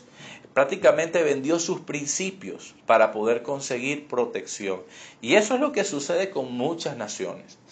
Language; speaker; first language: Spanish; native; Spanish